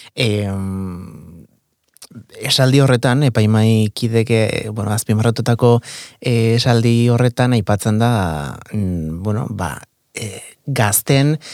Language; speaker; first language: Basque; native; Basque